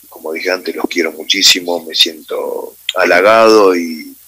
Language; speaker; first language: Spanish; native; Spanish